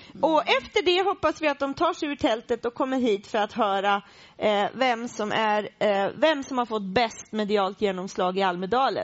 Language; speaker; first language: Swedish; native; Swedish